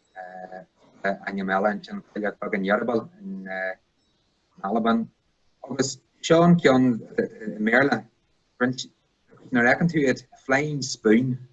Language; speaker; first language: Irish; non-native, local second language; English